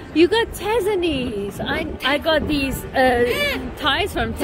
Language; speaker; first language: English; native; English